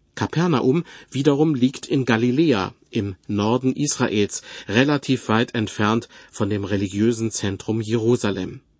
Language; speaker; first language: German; native; German